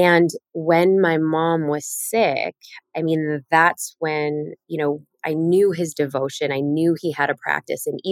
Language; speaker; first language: English; native; English